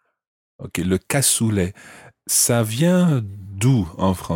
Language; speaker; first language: French; non-native, fluent; English